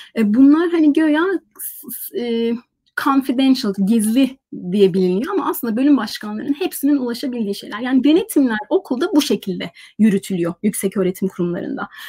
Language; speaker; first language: Turkish; native; Turkish